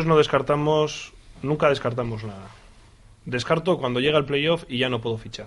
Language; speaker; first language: Spanish; native; Spanish